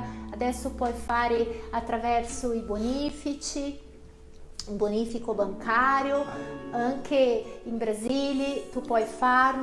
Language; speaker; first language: Italian; non-native, fluent; Portuguese